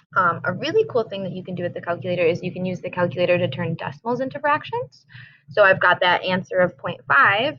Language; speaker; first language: English; native; English